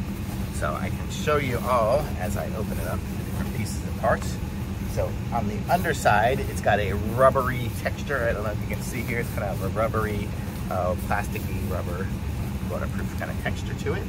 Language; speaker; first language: English; native; English